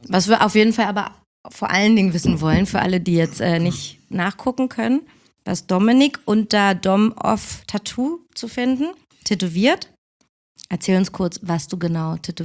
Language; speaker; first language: German; native; German